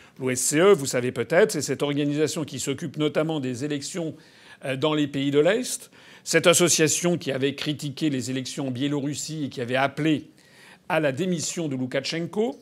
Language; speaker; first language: French; native; French